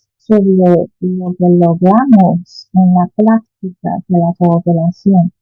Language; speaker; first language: Spanish; non-native, fluent; Chinese